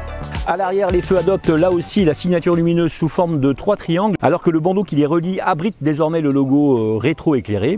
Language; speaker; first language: French; native; French